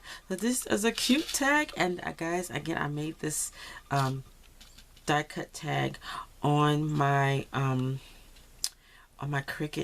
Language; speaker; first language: English; native; English